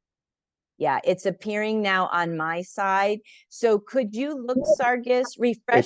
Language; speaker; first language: English; native; English